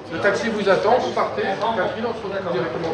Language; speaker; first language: French; native; French